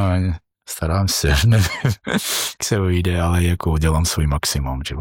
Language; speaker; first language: Czech; non-native, learner; Georgian